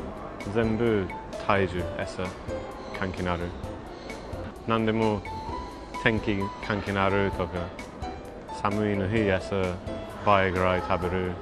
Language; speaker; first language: Japanese; non-native, learner; English